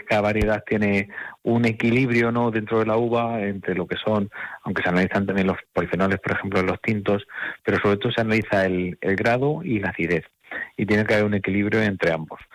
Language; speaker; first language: Spanish; native; Spanish